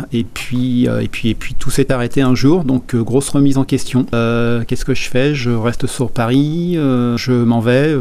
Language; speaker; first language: French; native; French